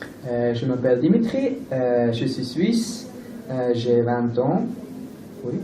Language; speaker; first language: French; non-native, local second language; German